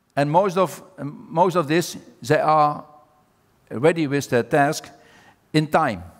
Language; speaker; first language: English; non-native, fluent; Dutch